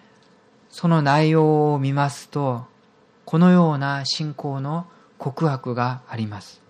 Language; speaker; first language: Japanese; non-native, fluent; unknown